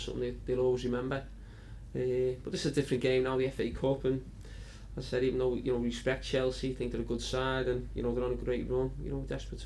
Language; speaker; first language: English; native; English